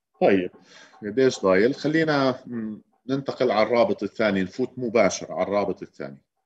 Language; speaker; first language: Arabic; native; Arabic